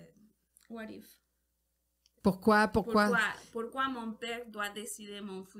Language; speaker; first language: French; non-native, learner; Spanish